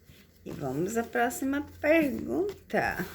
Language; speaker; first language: Portuguese; native; Portuguese